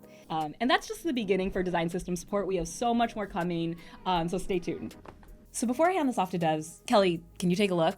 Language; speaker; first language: English; native; English